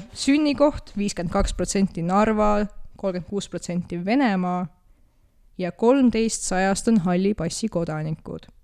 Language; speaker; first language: Estonian; non-native, local second language; Russian